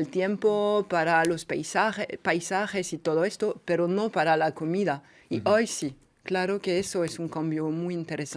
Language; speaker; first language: Spanish; non-native, fluent; French